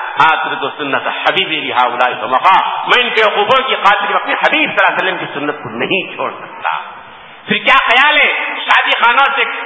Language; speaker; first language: Urdu; native; Urdu